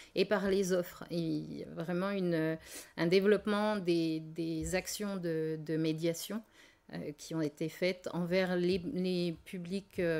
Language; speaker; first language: French; native; French